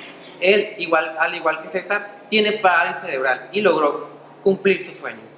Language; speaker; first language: Spanish; native; Spanish